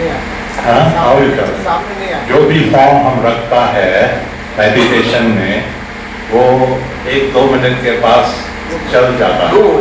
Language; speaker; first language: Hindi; early bilingual, heritage; Hindi